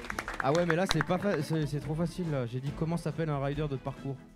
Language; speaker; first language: French; native; French